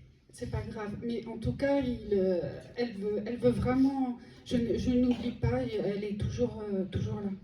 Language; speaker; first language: French; native; French